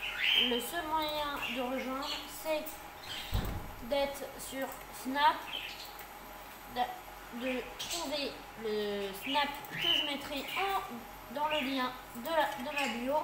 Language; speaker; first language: French; native; French